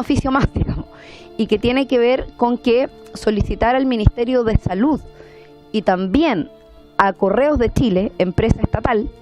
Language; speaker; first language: Spanish; native; Spanish